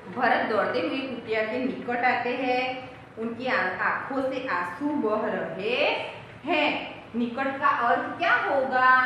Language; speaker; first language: Hindi; non-native, local second language; Gujarati